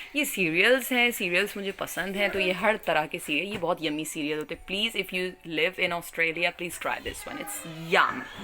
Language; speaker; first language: Urdu; native; Urdu